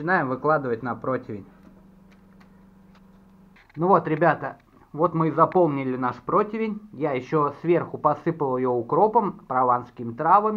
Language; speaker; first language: Russian; native; Russian